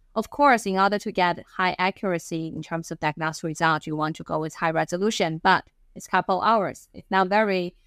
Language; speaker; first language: English; non-native, fluent; Chinese